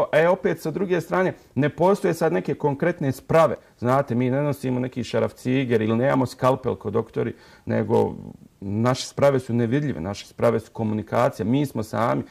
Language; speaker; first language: Serbian; native; Serbian